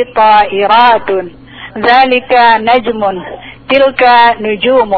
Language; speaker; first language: Arabic; non-native, learner; Indonesian